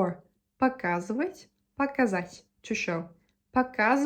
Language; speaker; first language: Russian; non-native, fluent; Turkish